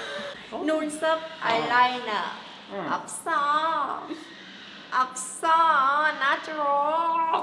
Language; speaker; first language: Korean; non-native, learner; Vietnamese